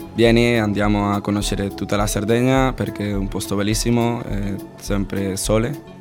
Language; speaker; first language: Italian; non-native, learner; Spanish